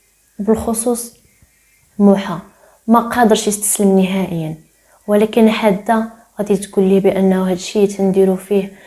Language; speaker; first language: Arabic; native; Arabic